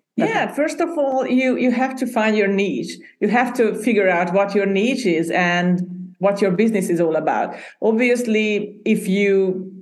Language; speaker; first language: English; non-native, fluent; Hungarian